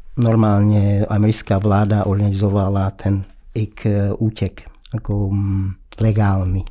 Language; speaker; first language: Slovak; non-native, fluent; Vietnamese